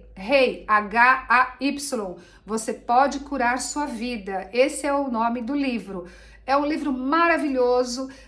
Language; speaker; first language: Portuguese; native; Portuguese